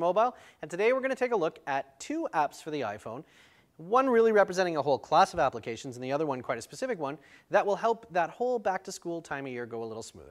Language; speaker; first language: English; native; English